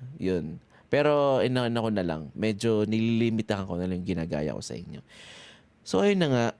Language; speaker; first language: Filipino; native; Filipino